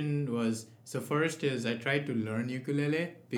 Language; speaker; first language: English; non-native, local second language; Nepali